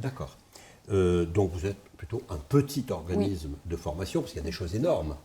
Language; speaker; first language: French; native; French